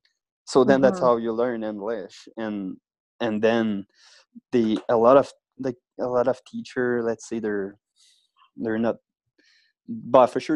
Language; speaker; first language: English; non-native, fluent; French